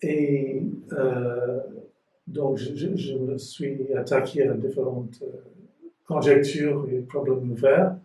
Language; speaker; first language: French; non-native, fluent; English